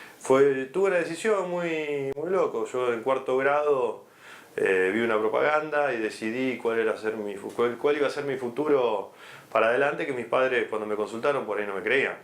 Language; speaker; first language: Spanish; native; Spanish